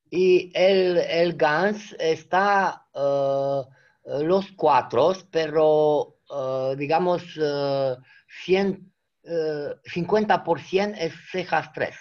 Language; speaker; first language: Spanish; non-native, fluent; Romanian